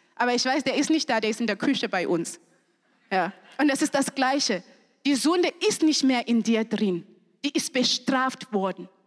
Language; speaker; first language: German; non-native, fluent; Shona